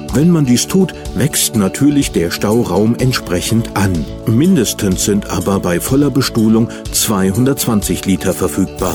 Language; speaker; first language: German; native; German